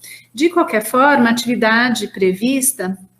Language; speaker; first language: Portuguese; native; Portuguese